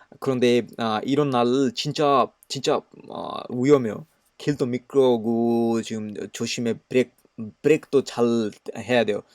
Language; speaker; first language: Korean; non-native, learner; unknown